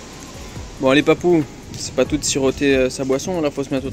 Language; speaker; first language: French; native; French